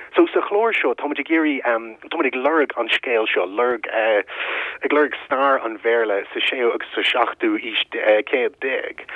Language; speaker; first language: Irish; non-native, local second language; English